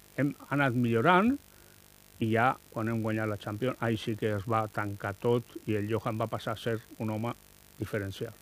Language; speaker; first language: Catalan; non-native, local second language; Spanish